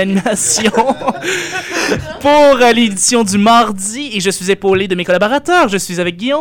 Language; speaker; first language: French; native; French